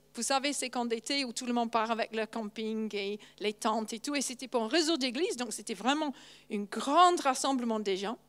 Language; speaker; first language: French; non-native, fluent; English